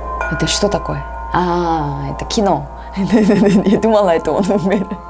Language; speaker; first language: Russian; non-native, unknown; Korean